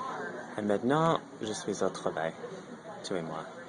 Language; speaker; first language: French; non-native, learner; English